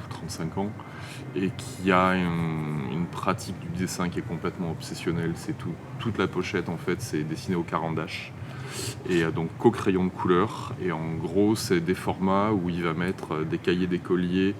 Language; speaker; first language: French; native; French